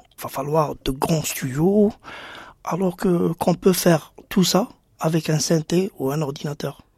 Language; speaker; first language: French; non-native, local second language; Arabic